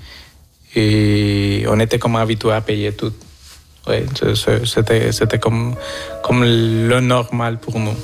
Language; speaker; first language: French; non-native, fluent; Spanish